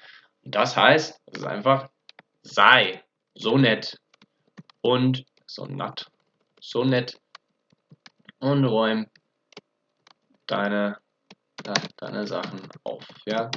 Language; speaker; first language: German; non-native, fluent; English